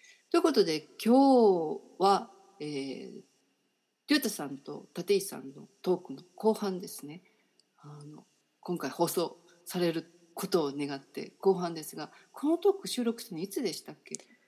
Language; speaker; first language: Japanese; native; Japanese